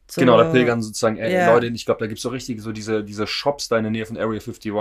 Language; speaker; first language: German; non-native, fluent; Russian